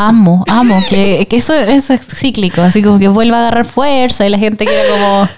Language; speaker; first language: Spanish; native; Spanish